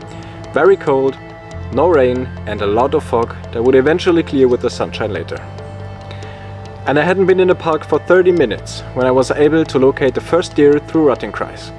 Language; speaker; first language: English; non-native, fluent; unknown